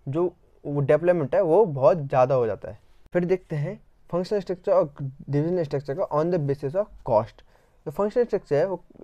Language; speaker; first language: Hindi; native; Hindi